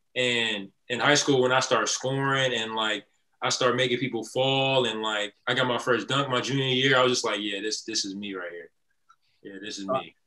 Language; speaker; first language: English; native; English